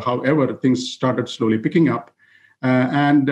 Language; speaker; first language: English; non-native, local second language; Malayalam